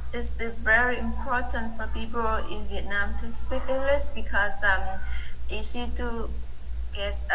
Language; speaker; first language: English; non-native, learner; Vietnamese